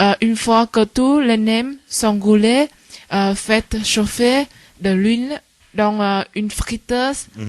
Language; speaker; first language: French; non-native, learner; Vietnamese